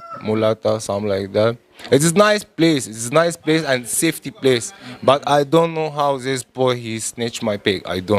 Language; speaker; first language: English; non-native, learner; Arabic